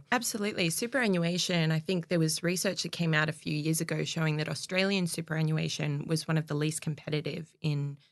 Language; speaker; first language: English; native; English